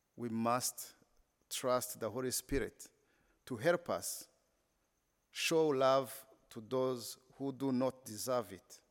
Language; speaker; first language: English; non-native, local second language; Kinyarwanda